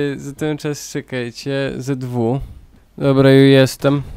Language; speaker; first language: Polish; native; Polish